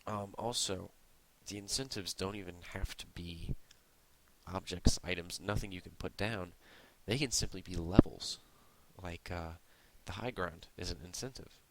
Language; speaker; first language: English; native; English